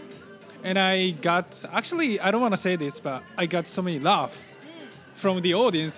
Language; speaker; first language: English; non-native, learner; Japanese